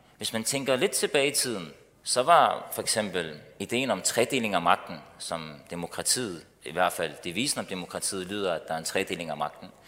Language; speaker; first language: Danish; early bilingual, other home language; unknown